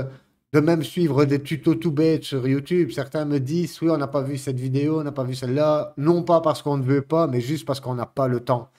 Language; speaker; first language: French; native; French